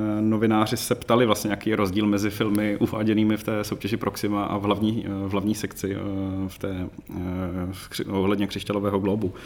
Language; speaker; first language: Czech; native; Czech